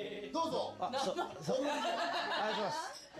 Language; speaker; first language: Japanese; non-native, learner; English